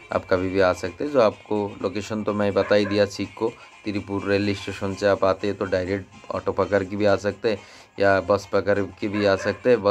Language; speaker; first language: Hindi; non-native, local second language; Tamil